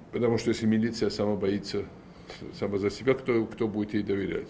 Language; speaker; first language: Russian; non-native, local second language; Georgian